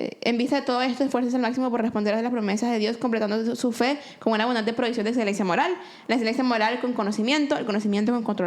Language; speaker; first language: Spanish; native; Spanish